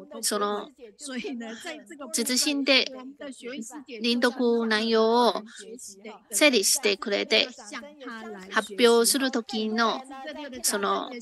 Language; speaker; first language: Japanese; non-native, fluent; Chinese